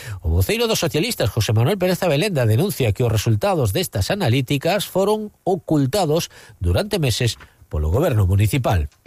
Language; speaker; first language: Galician; native; Galician